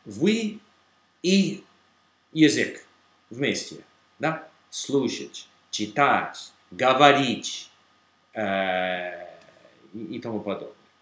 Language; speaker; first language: Russian; non-native, learner; English